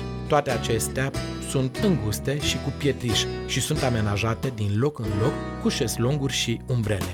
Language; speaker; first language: Romanian; native; Romanian